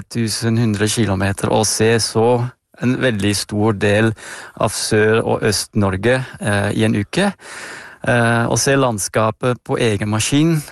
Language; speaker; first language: Norwegian; non-native, fluent; Dutch